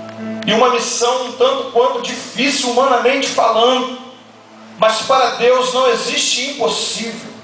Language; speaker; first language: Portuguese; native; Portuguese